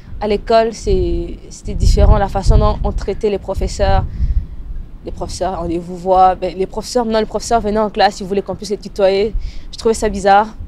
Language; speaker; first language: French; non-native, local second language; Lingala